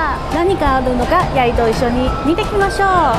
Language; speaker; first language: Japanese; non-native, fluent; Chinese